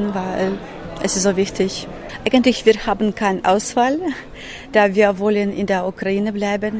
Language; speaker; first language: German; non-native, fluent; Ukrainian